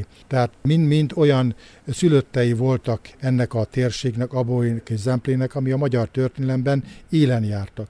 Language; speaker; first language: Hungarian; native; Hungarian